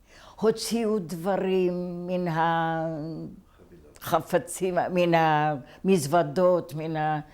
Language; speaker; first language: Hebrew; non-native, fluent; Hungarian